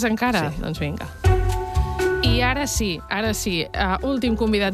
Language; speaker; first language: Catalan; native; Catalan